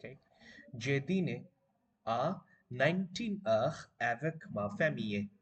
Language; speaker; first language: French; non-native, learner; Bangla